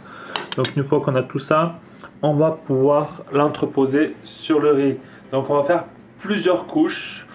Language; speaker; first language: French; native; French